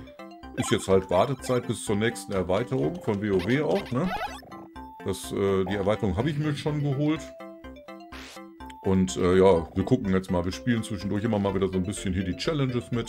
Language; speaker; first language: German; native; German